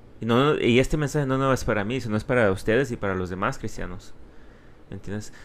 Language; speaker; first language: Spanish; early bilingual, heritage; Spanish